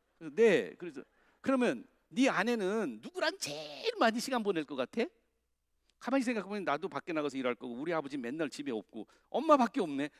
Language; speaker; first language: Korean; native; Korean